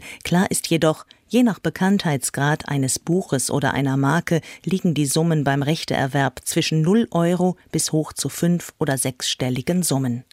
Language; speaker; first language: German; native; German